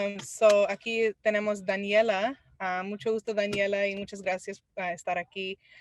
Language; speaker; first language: Spanish; early bilingual, heritage; Spanish